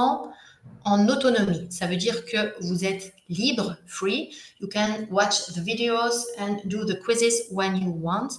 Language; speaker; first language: French; native; French